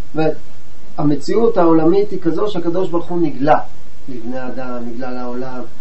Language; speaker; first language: Hebrew; native; Hebrew